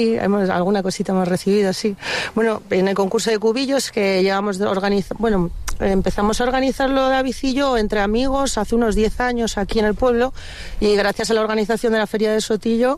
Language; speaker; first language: Spanish; native; Spanish